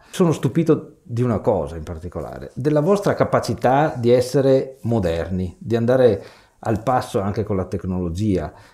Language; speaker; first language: Italian; native; Italian